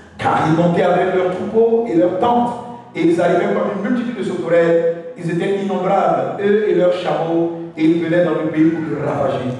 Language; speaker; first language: French; non-native, local second language; Dyula